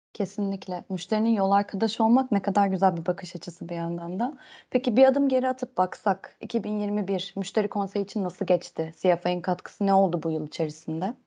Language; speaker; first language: Turkish; native; Turkish